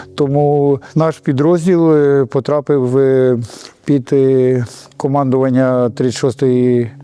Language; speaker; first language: Ukrainian; native; Ukrainian